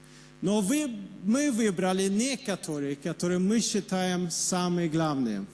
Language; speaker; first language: Russian; non-native, fluent; Swedish